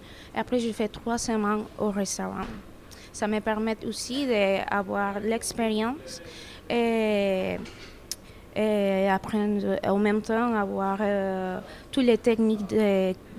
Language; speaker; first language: French; non-native, fluent; Spanish